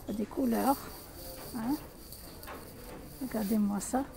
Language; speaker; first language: French; non-native, local second language; Arabic